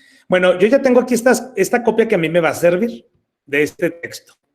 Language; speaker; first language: Spanish; native; Spanish